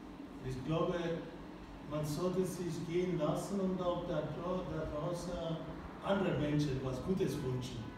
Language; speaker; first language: German; non-native, fluent; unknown